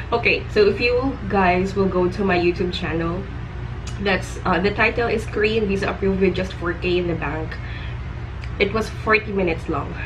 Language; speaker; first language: English; non-native, local second language; Filipino